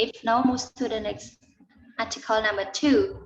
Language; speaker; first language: English; non-native, learner; Khmer